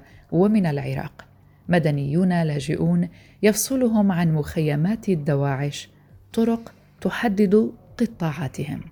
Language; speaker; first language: Arabic; native; Arabic